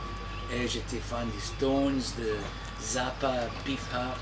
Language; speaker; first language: French; non-native, fluent; English